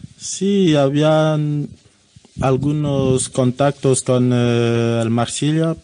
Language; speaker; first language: Spanish; non-native, learner; French